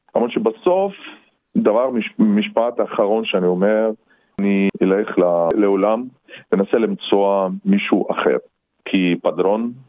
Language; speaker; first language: Hebrew; non-native, fluent; Russian